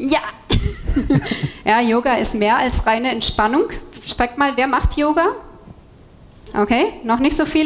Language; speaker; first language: German; native; German